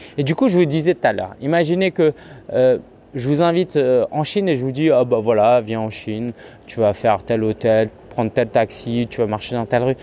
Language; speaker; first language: French; early bilingual, other home language; Chinese